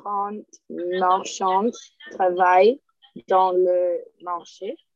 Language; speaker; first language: French; non-native, learner; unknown